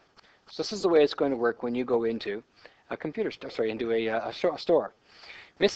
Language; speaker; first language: English; native; English